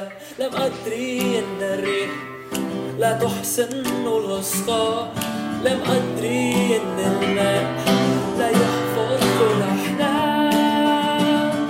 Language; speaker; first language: Arabic; non-native, fluent; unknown